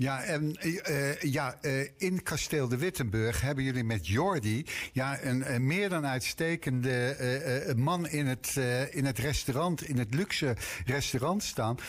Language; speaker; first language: Dutch; native; Dutch